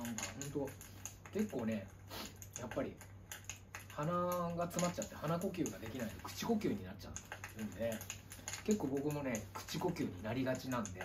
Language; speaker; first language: Japanese; native; Japanese